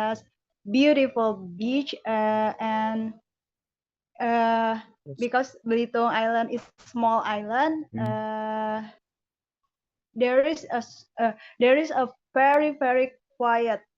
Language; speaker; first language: English; non-native, learner; Indonesian